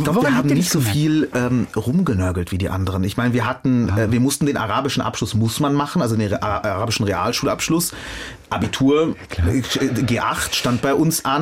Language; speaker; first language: German; early bilingual, other home language; Arabic